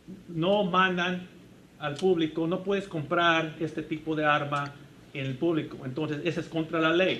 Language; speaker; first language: Spanish; early bilingual, heritage; Spanish